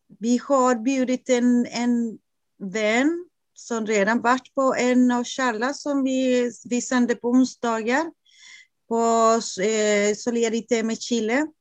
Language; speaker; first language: Swedish; non-native, fluent; Spanish